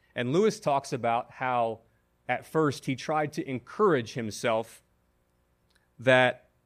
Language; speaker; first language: English; native; English